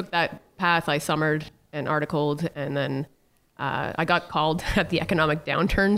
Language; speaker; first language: English; native; English